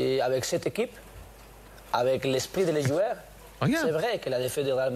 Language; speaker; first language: French; non-native, learner; Spanish